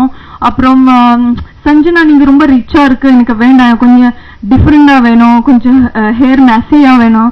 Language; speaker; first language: Tamil; non-native, learner; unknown